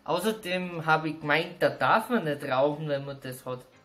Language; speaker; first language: German; native; German